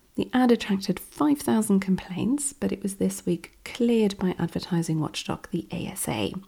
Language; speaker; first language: English; non-native, fluent; German